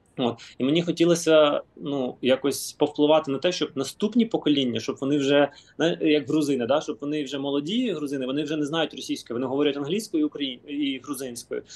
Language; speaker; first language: Ukrainian; non-native, local second language; Russian